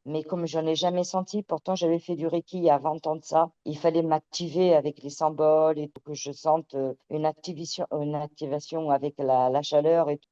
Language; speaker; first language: French; early bilingual, other home language; Portuguese